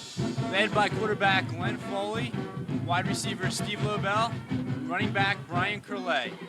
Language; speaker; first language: English; native; English